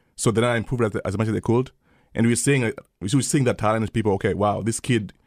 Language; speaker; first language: English; early bilingual, other home language; Swahili